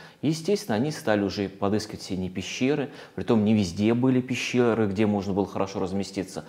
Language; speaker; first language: Russian; native; Russian